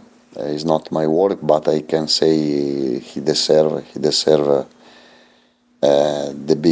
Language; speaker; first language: English; non-native, fluent; Italian